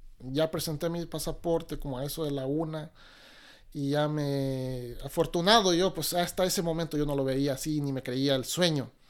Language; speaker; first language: Spanish; native; Spanish